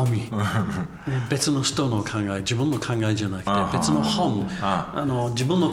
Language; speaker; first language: Japanese; non-native, learner; English